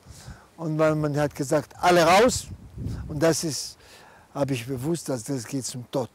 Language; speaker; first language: German; non-native, fluent; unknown